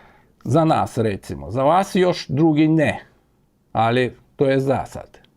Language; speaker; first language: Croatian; non-native, fluent; Ukrainian